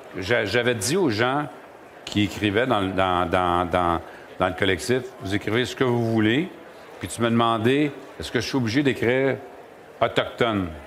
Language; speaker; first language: French; native; French